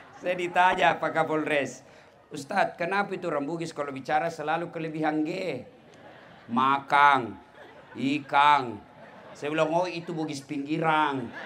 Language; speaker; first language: Indonesian; non-native, local second language; Buginese